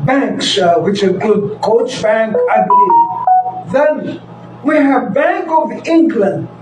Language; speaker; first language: English; non-native, local second language; Filipino